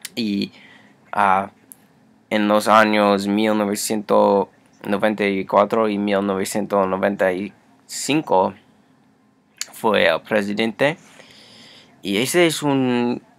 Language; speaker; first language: Spanish; non-native, learner; English